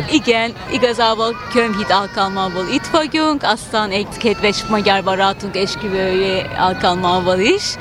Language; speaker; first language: Hungarian; non-native, fluent; Turkish